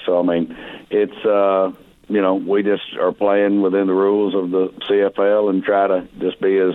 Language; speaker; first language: English; native; English